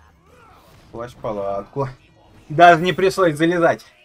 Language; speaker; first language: Russian; native; Russian